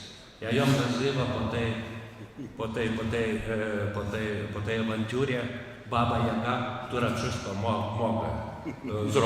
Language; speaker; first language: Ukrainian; non-native, fluent; Lithuanian